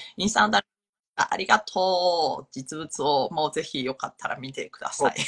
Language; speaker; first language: Japanese; non-native, fluent; Chinese